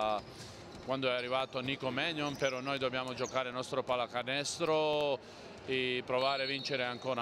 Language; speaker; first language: Italian; non-native, fluent; Croatian